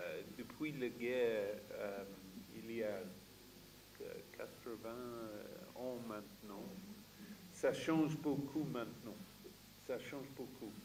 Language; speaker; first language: French; non-native, fluent; English